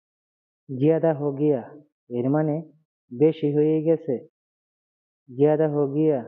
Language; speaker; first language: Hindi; non-native, fluent; Bangla